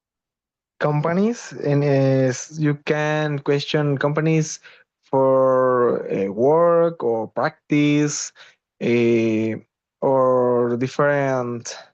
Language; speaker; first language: English; non-native, learner; Spanish